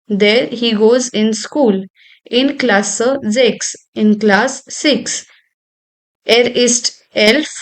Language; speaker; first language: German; non-native, fluent; Hindi